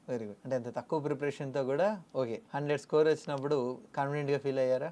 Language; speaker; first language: Telugu; native; Telugu